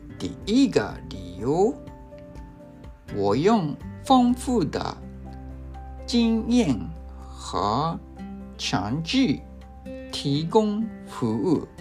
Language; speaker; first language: Chinese; non-native, fluent; Japanese